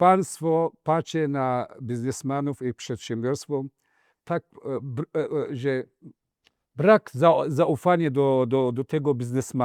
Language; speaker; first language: Polish; non-native, fluent; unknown